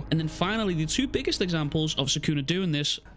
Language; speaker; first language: English; native; English